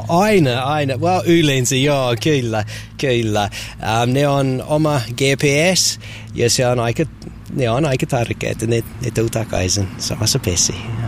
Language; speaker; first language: Finnish; non-native, learner; English